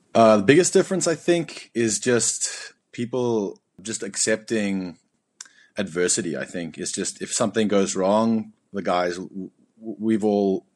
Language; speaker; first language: English; native; English